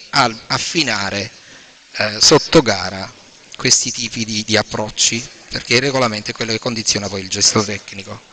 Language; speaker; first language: Italian; native; Italian